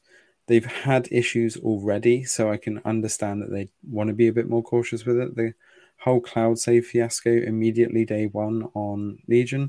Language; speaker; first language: English; native; English